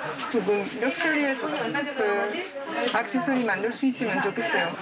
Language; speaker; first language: Korean; non-native, learner; French